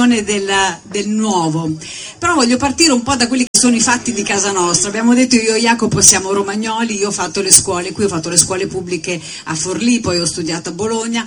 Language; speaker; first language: Italian; native; Italian